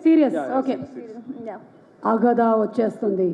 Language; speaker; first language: Telugu; native; Telugu